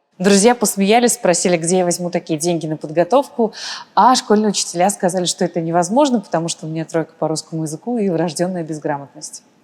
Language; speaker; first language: Russian; early bilingual, other home language; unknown